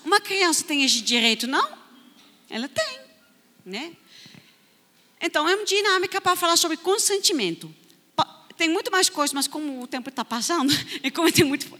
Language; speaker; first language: Portuguese; non-native, fluent; Dutch